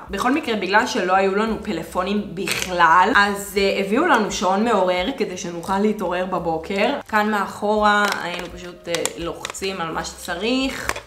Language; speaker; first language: Hebrew; native; Hebrew